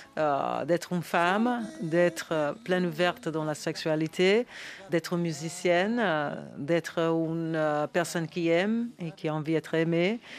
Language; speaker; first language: French; non-native, fluent; English